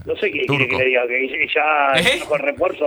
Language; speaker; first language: Spanish; native; Spanish